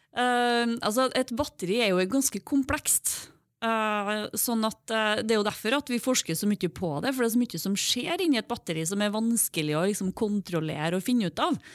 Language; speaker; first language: Norwegian; native; Norwegian